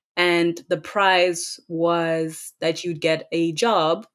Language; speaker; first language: English; non-native, local second language; Tswana